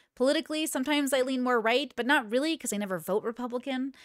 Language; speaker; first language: English; native; English